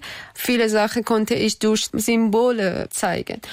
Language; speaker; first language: German; non-native, learner; Persian